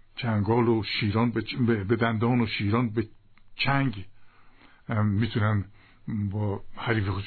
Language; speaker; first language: Persian; native; Persian